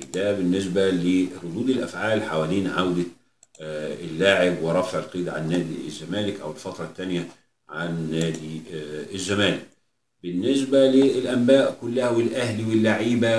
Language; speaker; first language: Arabic; native; Arabic